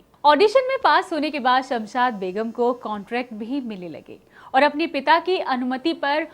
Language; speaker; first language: Hindi; native; Hindi